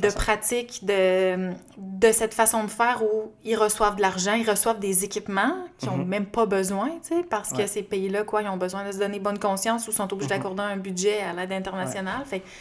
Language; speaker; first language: French; native; French